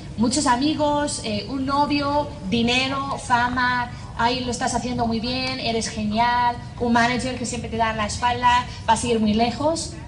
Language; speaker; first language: Spanish; non-native, fluent; English